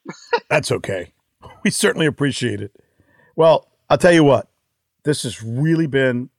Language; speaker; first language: English; early bilingual, other home language; Spanish